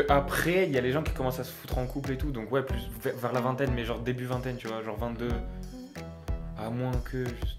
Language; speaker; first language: French; native; French